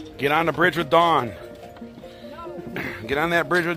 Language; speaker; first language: English; native; English